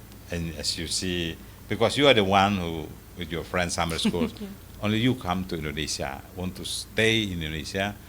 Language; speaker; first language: English; non-native, fluent; Indonesian